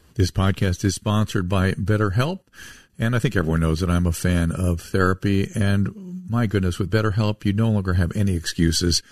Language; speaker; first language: English; native; English